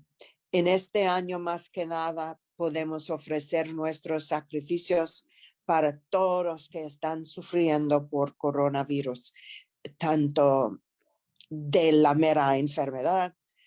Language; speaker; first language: Spanish; non-native, fluent; English